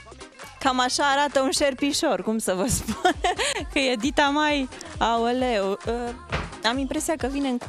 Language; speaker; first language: Romanian; native; Romanian